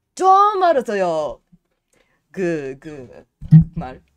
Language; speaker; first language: Korean; non-native, learner; English